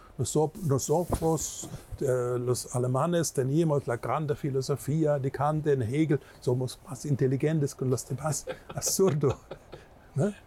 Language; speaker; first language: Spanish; non-native, fluent; German